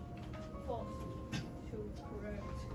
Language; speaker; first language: English; non-native, learner; Chinese